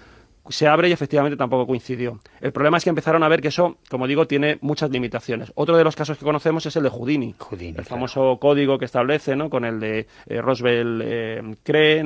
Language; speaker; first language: Spanish; native; Spanish